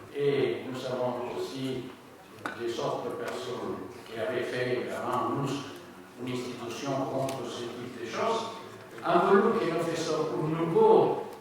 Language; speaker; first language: French; non-native, learner; Spanish